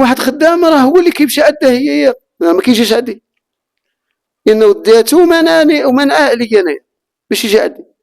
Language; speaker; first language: Arabic; native; Arabic